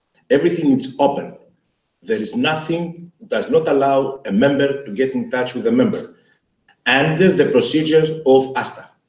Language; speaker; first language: English; non-native, fluent; Greek